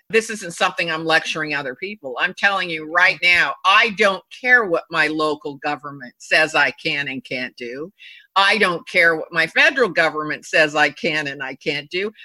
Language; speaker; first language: English; non-native, fluent; Japanese